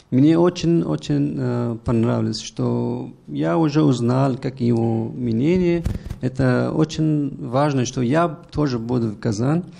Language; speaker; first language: Russian; non-native, learner; Persian